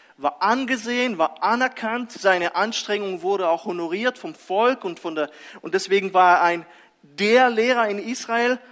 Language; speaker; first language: German; early bilingual, other home language; Russian